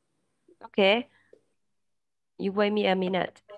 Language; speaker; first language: English; non-native, learner; Vietnamese